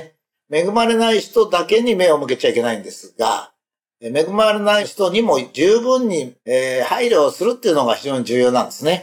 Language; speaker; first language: Japanese; native; Japanese